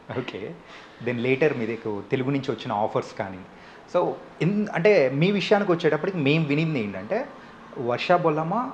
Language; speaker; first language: Telugu; native; Telugu